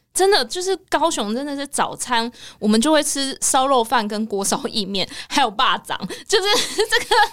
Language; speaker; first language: Chinese; native; Chinese